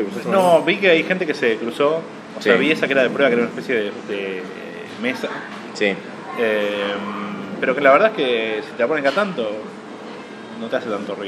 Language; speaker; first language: Spanish; native; Spanish